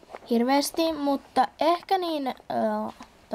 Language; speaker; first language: Finnish; native; Finnish